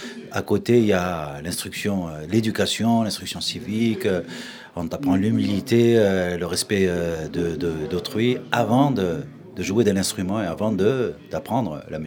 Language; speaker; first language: French; non-native, local second language; Arabic